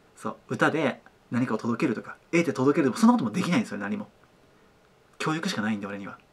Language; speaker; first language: Japanese; native; Japanese